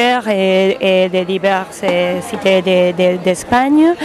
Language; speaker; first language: French; non-native, learner; Spanish